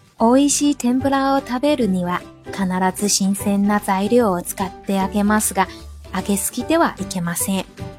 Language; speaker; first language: Japanese; non-native, fluent; Chinese